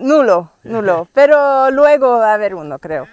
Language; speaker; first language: Spanish; non-native, fluent; French